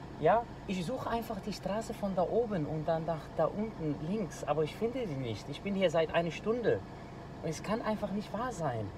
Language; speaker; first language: German; non-native, fluent; Danish